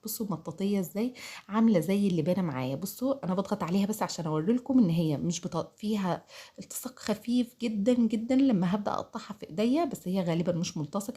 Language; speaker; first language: Arabic; native; Arabic